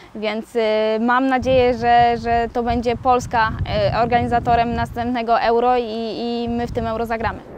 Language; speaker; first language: Polish; native; Polish